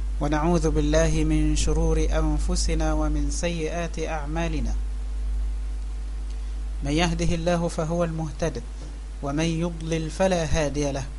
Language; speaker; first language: Arabic; native; Arabic